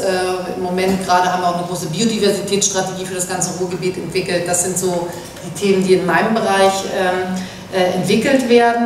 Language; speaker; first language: German; native; German